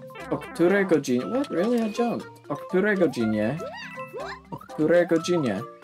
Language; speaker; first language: Polish; non-native, learner; English